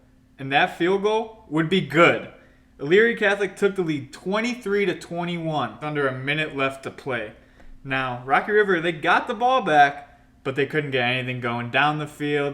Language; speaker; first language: English; native; English